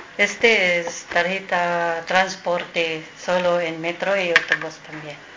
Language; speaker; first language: Spanish; non-native, learner; Filipino